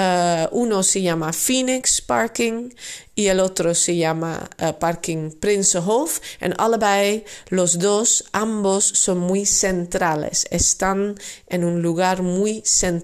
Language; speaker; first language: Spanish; non-native, fluent; Dutch